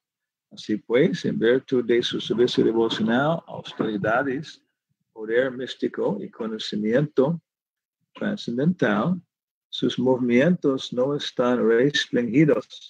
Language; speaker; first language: Spanish; non-native, fluent; English